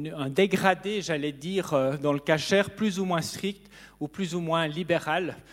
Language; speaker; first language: French; native; French